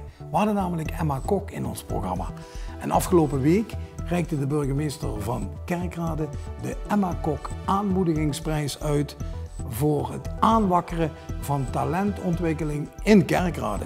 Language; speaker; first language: Dutch; native; Dutch